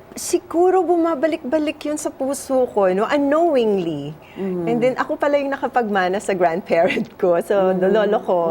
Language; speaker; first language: Filipino; non-native, local second language; Pampanga